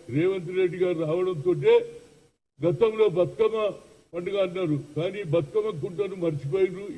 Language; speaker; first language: Telugu; native; Telugu